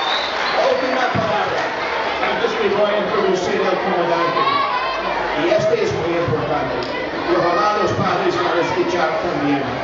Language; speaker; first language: Spanish; non-native, fluent; English